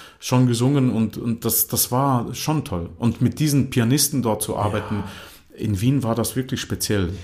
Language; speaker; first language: German; non-native, fluent; Croatian